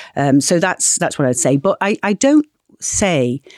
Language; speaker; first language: English; native; English